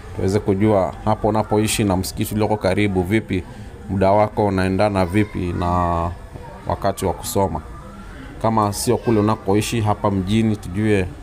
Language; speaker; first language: Swahili; native; Swahili